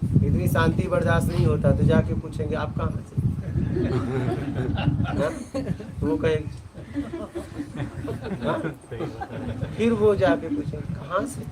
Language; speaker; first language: Hindi; native; Hindi